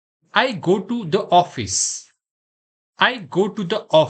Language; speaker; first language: English; non-native, fluent; Gujarati